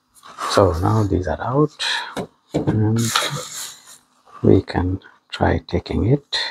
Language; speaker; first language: English; non-native, fluent; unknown